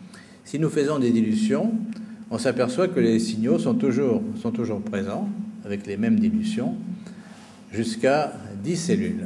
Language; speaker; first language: French; native; French